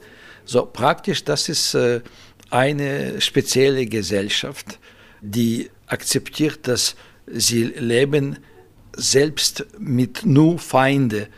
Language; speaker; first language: German; non-native, fluent; Russian